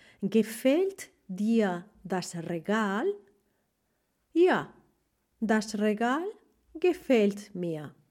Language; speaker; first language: German; non-native, fluent; Spanish